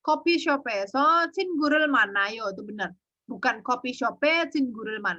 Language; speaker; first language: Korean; non-native, fluent; Indonesian